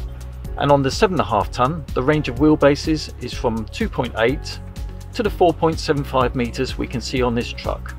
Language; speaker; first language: English; native; English